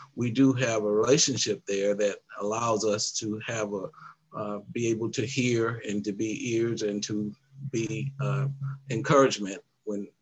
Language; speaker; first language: English; native; English